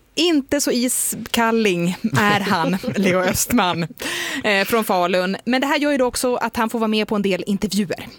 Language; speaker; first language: Swedish; native; Swedish